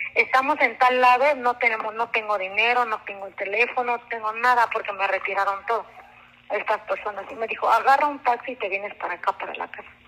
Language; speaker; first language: Spanish; non-native, local second language; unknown